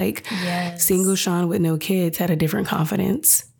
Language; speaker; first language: English; native; English